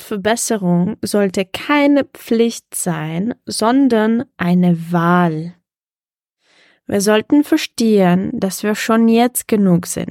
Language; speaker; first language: German; non-native, fluent; Czech